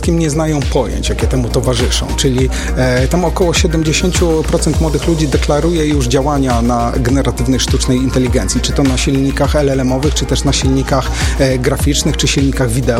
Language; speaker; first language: Polish; native; Polish